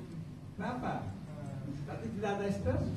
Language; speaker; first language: Indonesian; non-native, fluent; Bangla